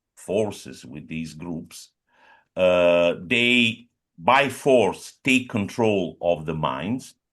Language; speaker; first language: English; non-native, fluent; Italian